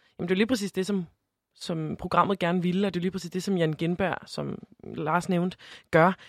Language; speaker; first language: Danish; native; Danish